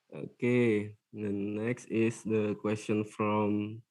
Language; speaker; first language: English; non-native, learner; Indonesian